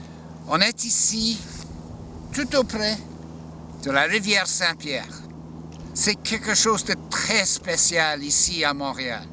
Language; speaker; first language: French; non-native, local second language; English